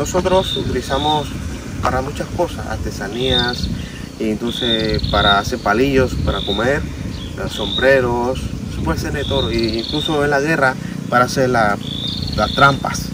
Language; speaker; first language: Spanish; non-native, fluent; Vietnamese